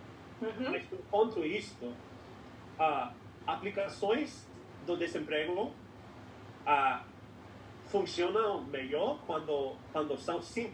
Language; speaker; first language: Portuguese; non-native, fluent; English